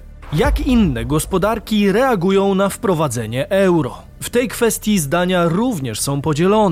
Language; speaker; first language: Polish; native; Polish